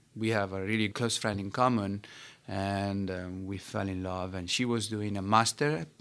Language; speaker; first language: English; non-native, fluent; Italian